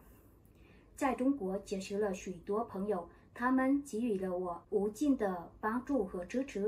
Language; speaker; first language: Chinese; non-native, fluent; Vietnamese